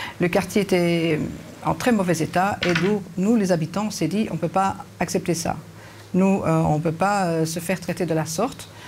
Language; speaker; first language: French; early bilingual, other home language; Arabic